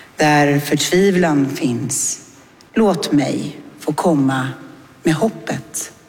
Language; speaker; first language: Swedish; native; Swedish